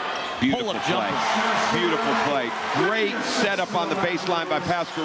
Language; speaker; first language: English; native; English